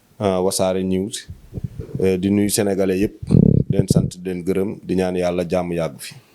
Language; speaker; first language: Wolof; non-native, local second language; Fula